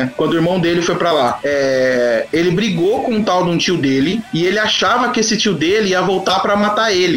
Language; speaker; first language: Portuguese; native; Portuguese